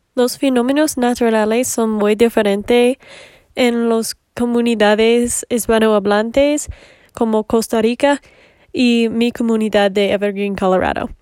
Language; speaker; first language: Spanish; non-native, learner; English